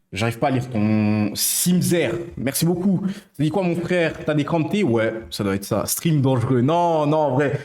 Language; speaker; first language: French; native; French